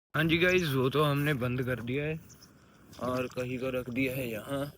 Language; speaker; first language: Hindi; non-native, local second language; Punjabi